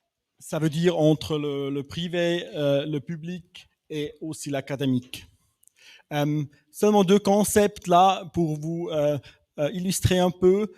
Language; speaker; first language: French; non-native, fluent; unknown